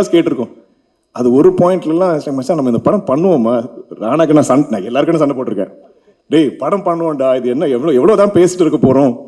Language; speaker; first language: Tamil; non-native, local second language; Malayalam